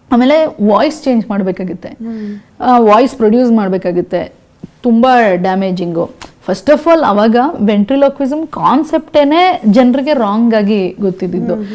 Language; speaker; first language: Kannada; native; Kannada